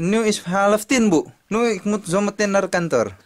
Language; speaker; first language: Dutch; non-native, learner; Indonesian